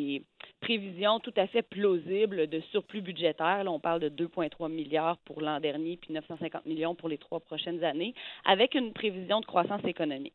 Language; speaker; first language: French; native; French